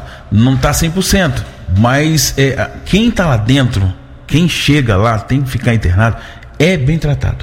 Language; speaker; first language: Portuguese; native; Portuguese